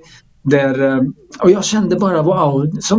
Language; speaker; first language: Swedish; non-native, fluent; Croatian